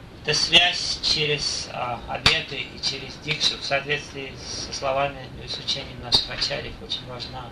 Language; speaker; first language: Russian; native; Russian